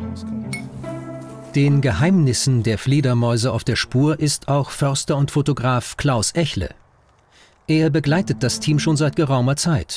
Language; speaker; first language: German; native; German